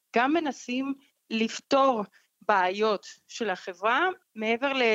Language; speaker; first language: Hebrew; non-native, fluent; Spanish